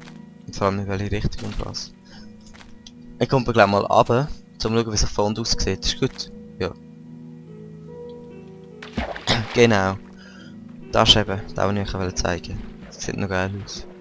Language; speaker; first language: German; native; German